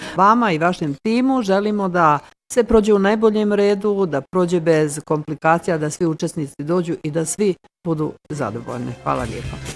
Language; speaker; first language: Bosnian; native; Bosnian